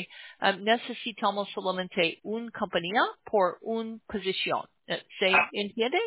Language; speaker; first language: Spanish; non-native, learner; English